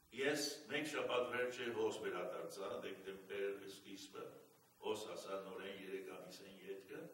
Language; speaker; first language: Armenian; early bilingual, heritage; Armenian